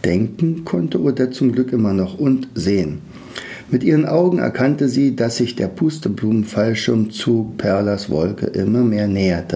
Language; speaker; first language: German; native; German